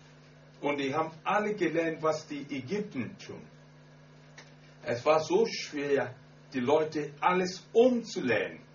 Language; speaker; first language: German; non-native, learner; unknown